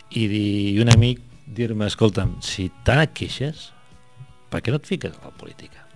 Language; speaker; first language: Catalan; non-native, local second language; Spanish